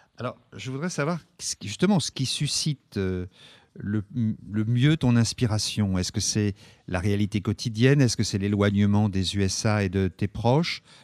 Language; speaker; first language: French; native; French